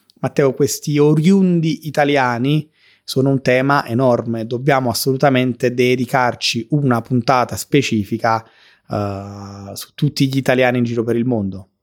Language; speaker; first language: Italian; native; Italian